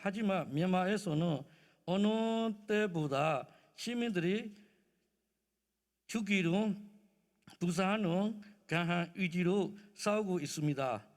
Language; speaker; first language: Korean; non-native, learner; Burmese